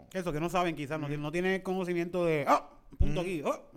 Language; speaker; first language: Spanish; native; Spanish